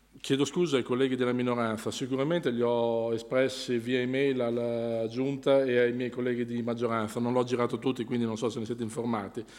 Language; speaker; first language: Italian; native; Italian